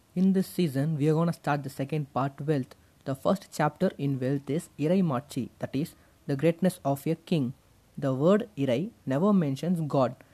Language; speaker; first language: English; non-native, local second language; Tamil